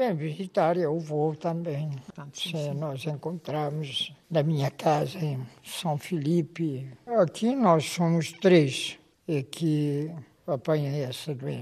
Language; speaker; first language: Portuguese; non-native, local second language; Kabuverdianu